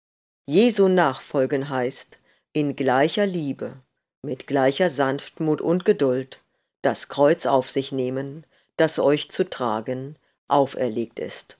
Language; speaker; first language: German; native; German